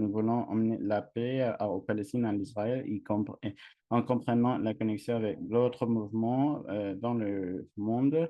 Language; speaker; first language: French; non-native, fluent; English